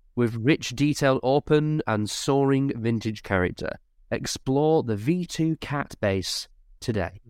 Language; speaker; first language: English; native; English